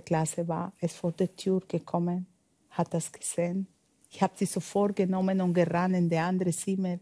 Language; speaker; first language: German; non-native, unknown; Spanish